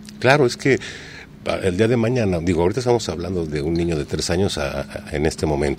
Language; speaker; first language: Spanish; native; Spanish